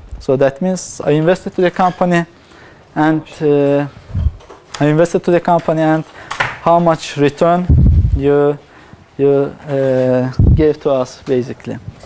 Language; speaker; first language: English; non-native, fluent; Azerbaijani